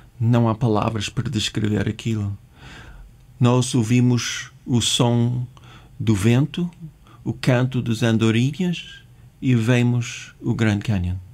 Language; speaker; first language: Portuguese; non-native, fluent; English